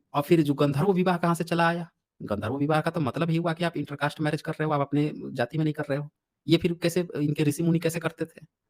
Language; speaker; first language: Hindi; native; Hindi